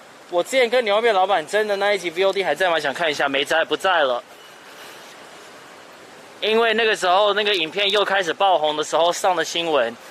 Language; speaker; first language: Chinese; early bilingual, heritage; Chinese